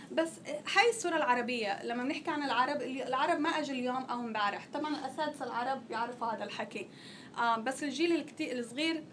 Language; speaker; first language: Arabic; early bilingual, heritage; Arabic